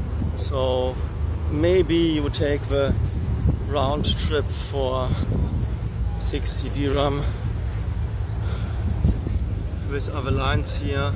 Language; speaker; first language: English; non-native, fluent; German